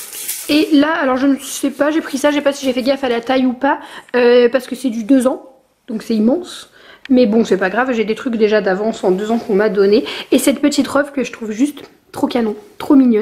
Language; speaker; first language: French; native; French